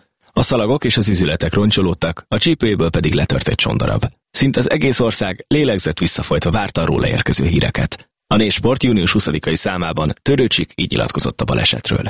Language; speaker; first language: Hungarian; native; Hungarian